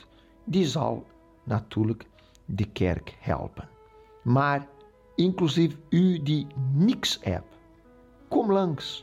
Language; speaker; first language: Dutch; non-native, local second language; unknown